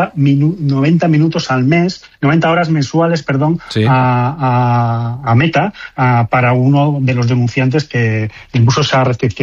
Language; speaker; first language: Spanish; native; Spanish